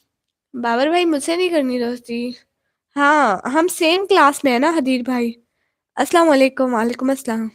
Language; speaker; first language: Hindi; non-native, local second language; Punjabi